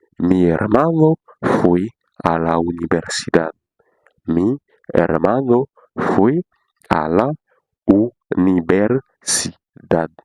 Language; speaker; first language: Spanish; non-native, fluent; Haitian Creole